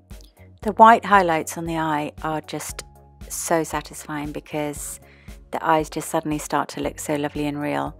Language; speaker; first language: English; native; English